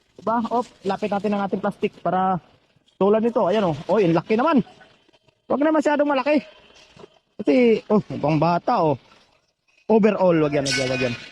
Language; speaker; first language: Filipino; native; Filipino